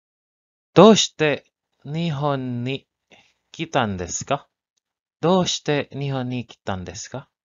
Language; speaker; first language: Japanese; non-native, learner; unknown